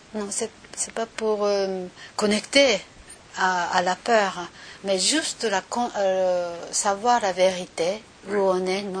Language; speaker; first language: French; non-native, learner; Japanese